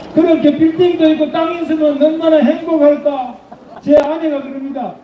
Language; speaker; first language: Korean; native; Korean